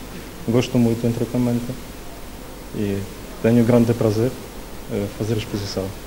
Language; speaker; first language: Portuguese; non-native, learner; Ukrainian